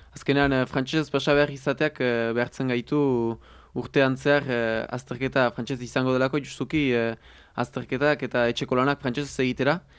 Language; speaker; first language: Basque; native; Basque